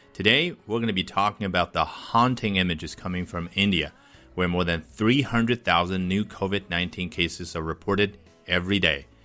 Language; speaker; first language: English; non-native, fluent; Chinese